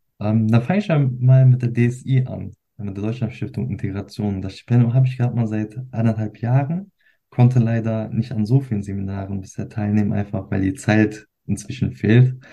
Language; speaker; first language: German; early bilingual, other home language; Turkish